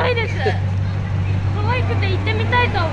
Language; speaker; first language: Japanese; native; Japanese